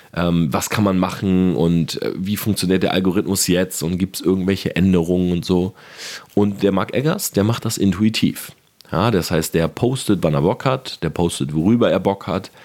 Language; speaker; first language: German; native; German